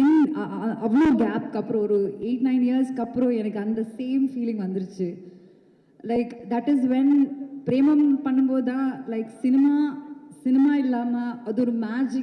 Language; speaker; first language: Tamil; non-native, local second language; Malayalam